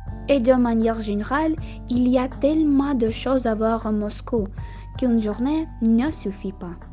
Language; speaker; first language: French; non-native, learner; Russian